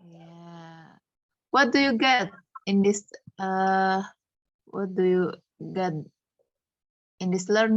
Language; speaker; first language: English; non-native, fluent; Indonesian